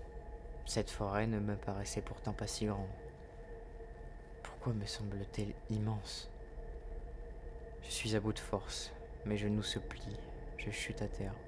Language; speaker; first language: French; native; French